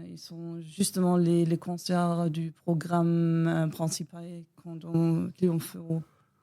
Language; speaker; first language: French; non-native, learner; German